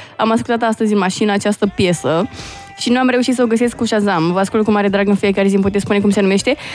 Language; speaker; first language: Romanian; native; Romanian